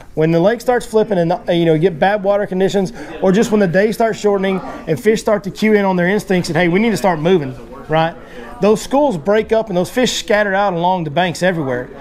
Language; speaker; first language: English; native; English